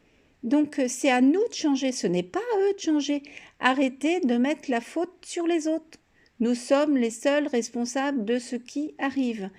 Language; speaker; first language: French; native; French